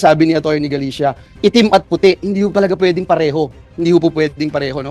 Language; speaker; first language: Filipino; native; Filipino